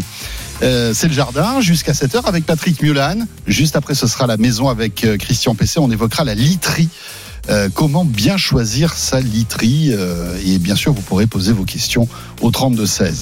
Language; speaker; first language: French; native; French